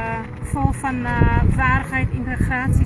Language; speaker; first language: Dutch; non-native, fluent; Polish